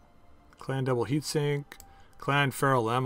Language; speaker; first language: English; native; English